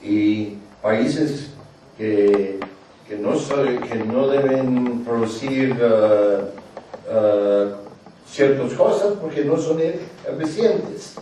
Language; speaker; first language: Spanish; non-native, fluent; English